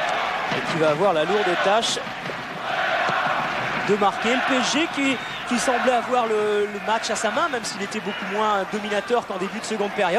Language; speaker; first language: French; native; French